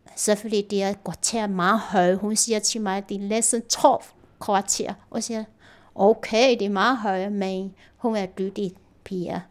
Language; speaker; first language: Danish; non-native, learner; Chinese